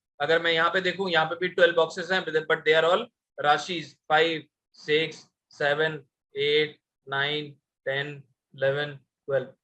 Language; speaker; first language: Hindi; non-native, local second language; Bangla